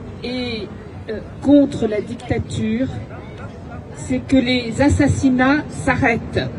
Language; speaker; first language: French; non-native, fluent; Russian